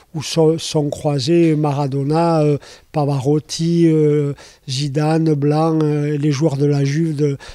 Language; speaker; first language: French; native; French